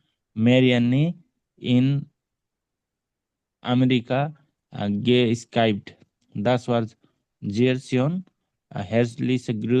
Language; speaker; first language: German; non-native, learner; Nepali